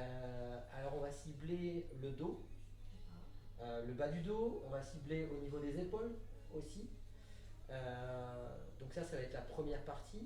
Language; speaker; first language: French; native; French